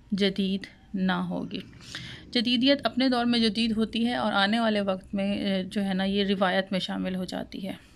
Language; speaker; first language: Urdu; non-native, local second language; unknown